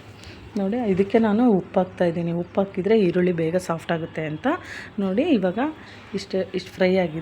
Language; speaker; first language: Kannada; native; Kannada